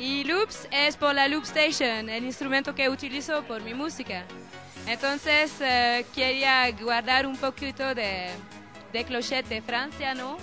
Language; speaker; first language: Spanish; non-native, learner; French